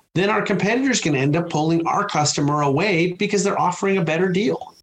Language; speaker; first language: English; native; English